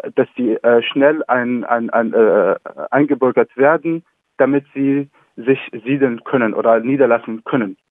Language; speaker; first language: German; non-native, fluent; Arabic